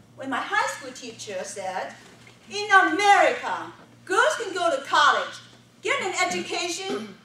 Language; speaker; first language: English; non-native, fluent; Chinese